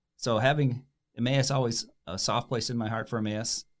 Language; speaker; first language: English; native; English